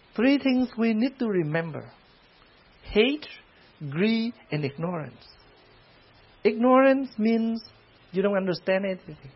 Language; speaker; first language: English; non-native, fluent; Vietnamese